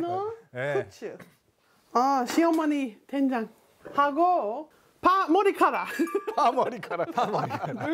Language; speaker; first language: Korean; non-native, learner; English